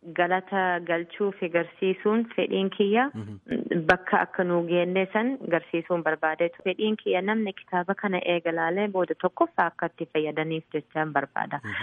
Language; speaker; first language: Oromo; early bilingual, heritage; Oromo